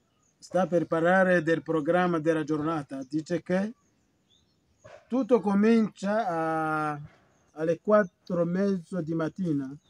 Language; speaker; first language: Italian; non-native, fluent; Kinyarwanda